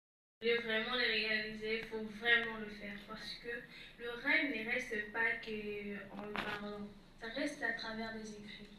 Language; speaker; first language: French; non-native, local second language; Lingala